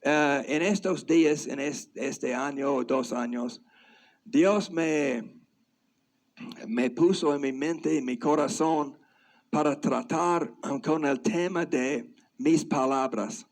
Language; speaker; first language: Spanish; non-native, fluent; English